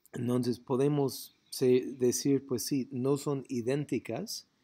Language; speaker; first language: Spanish; non-native, fluent; English